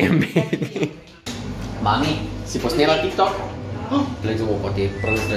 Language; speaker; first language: Slovenian; native; Slovenian